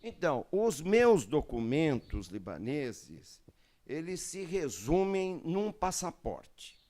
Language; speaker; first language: Portuguese; early bilingual, other home language; Arabic